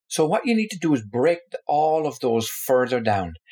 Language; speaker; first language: English; native; English